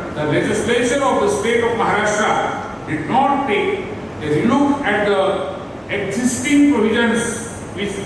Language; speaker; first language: English; non-native, local second language; Marathi